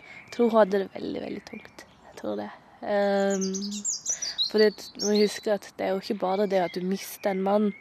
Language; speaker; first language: Norwegian; native; Norwegian